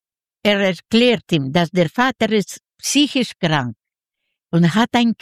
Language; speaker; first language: German; non-native, learner; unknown